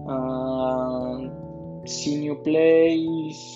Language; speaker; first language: English; non-native, learner; Spanish